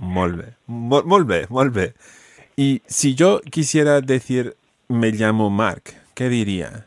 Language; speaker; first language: Spanish; non-native, fluent; English